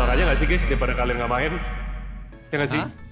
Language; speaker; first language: Indonesian; native; Indonesian